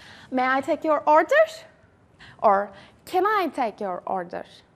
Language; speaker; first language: English; non-native, fluent; Turkish